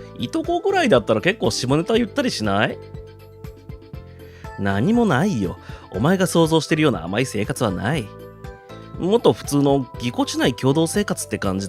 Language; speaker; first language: Japanese; native; Japanese